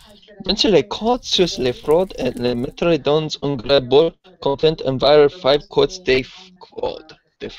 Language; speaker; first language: French; non-native, learner; English